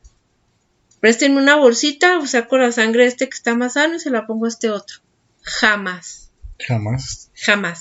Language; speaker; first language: Spanish; native; Spanish